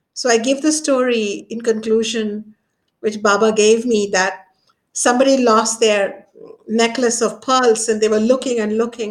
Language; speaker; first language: English; non-native, local second language; Hindi